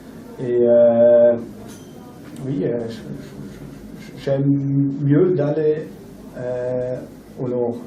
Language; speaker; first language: French; non-native, local second language; German